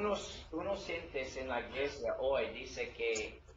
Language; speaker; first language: Spanish; non-native, learner; English